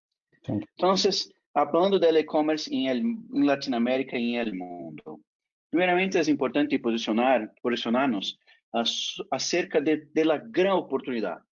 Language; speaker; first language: Spanish; non-native, fluent; Portuguese